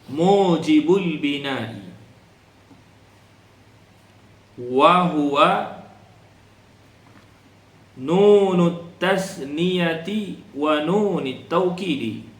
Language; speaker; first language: Arabic; non-native, fluent; Malay